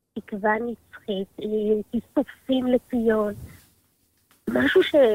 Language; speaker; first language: Hebrew; early bilingual, other home language; Amharic